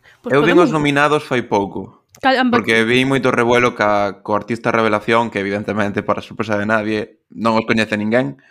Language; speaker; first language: Galician; non-native, local second language; Spanish